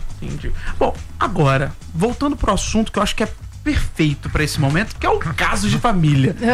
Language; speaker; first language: Portuguese; native; Portuguese